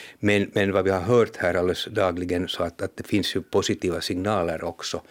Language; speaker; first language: Swedish; native; Swedish